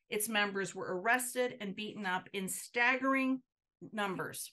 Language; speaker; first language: English; native; English